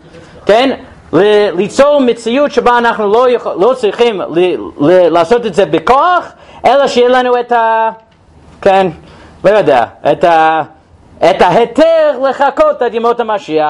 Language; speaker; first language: Hebrew; non-native, fluent; English